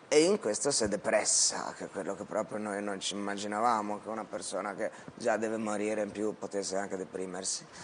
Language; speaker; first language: Italian; native; Italian